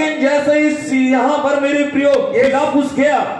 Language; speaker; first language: Hindi; native; Hindi